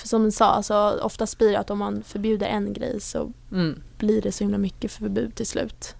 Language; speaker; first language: Swedish; native; Swedish